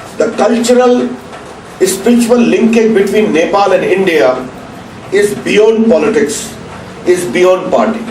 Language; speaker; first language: Hindi; native; Hindi